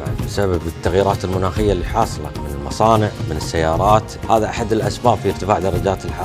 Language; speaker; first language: Arabic; native; Arabic